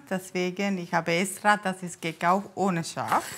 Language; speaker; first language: German; non-native, learner; Tamil